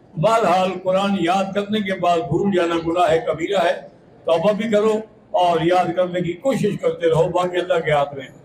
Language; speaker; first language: Urdu; native; Urdu